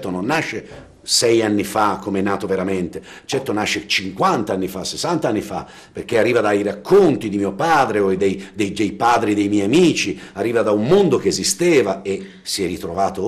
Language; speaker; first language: Italian; native; Italian